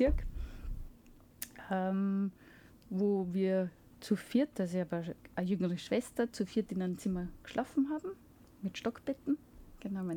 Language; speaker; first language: German; native; German